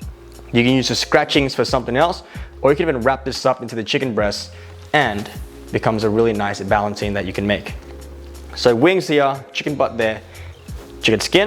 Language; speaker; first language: English; native; English